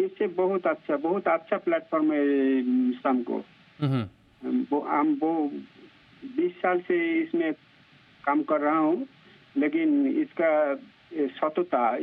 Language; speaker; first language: Hindi; non-native, local second language; Bangla